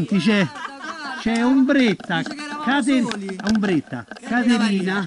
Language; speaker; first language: Italian; native; Italian